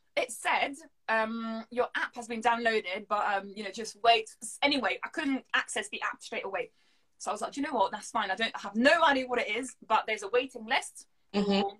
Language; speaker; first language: English; non-native, fluent; French